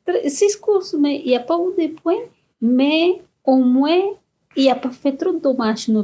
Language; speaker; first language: French; non-native, fluent; Spanish